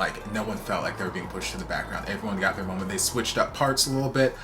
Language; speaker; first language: English; native; English